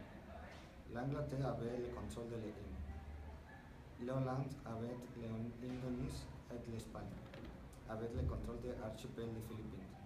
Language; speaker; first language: French; non-native, learner; Spanish